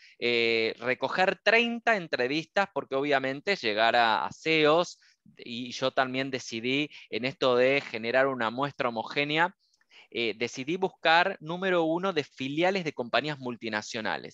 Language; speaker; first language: Spanish; native; Spanish